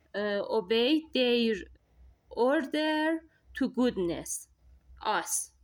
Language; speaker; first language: English; non-native, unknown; Persian